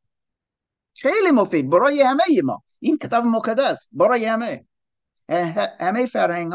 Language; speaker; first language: Persian; non-native, learner; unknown